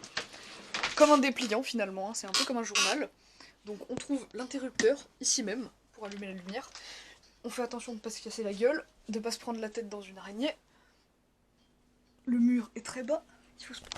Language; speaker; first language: French; native; French